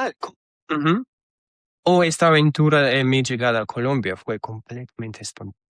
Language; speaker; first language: Spanish; non-native, fluent; Russian